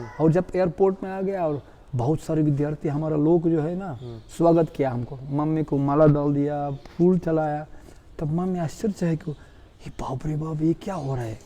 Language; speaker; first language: Hindi; non-native, fluent; Russian